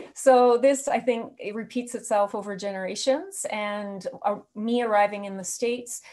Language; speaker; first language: English; native; English